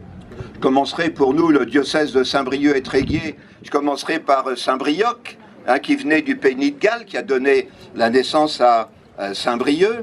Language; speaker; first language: French; native; French